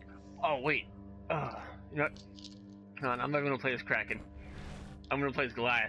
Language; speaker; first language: English; native; English